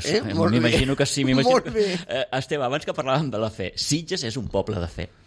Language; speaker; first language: Catalan; native; Catalan